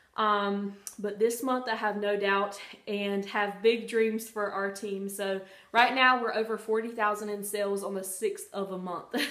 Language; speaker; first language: English; native; English